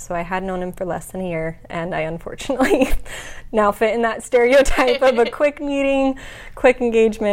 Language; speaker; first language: English; native; English